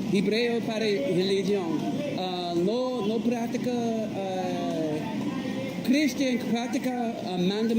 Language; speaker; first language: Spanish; non-native, learner; Portuguese